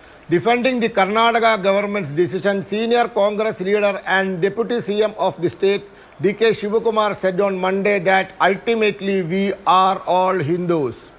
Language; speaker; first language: English; non-native, local second language; Malayalam